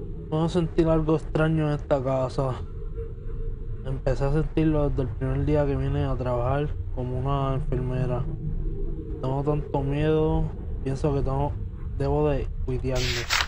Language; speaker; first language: Spanish; native; Spanish